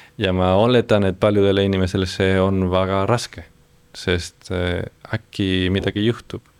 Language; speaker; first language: Estonian; non-native, fluent; Spanish